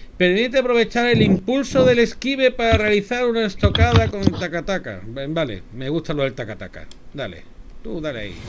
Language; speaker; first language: Spanish; native; Spanish